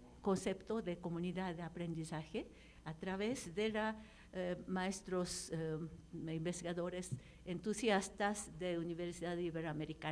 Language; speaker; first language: Spanish; non-native, fluent; Japanese